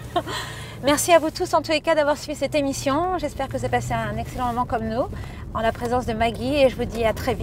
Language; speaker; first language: French; native; French